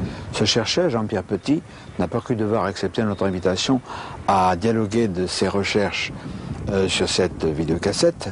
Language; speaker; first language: French; native; French